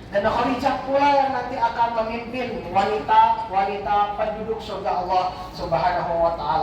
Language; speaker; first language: Indonesian; native; Indonesian